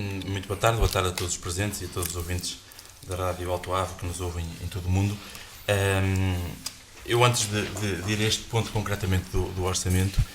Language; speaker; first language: Portuguese; native; Portuguese